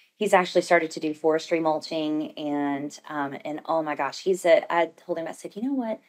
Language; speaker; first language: English; native; English